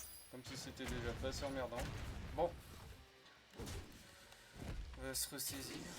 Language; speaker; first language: French; native; French